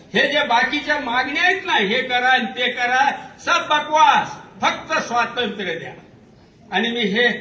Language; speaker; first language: Marathi; non-native, local second language; Urdu